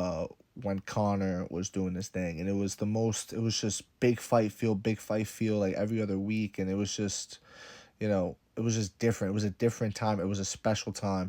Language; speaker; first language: English; native; English